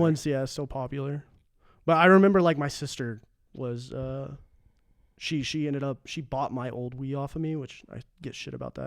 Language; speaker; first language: English; native; English